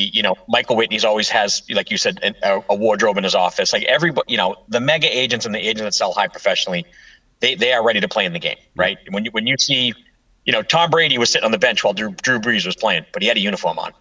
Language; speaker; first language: English; native; English